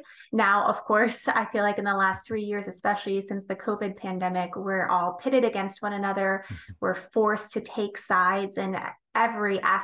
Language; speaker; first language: English; native; English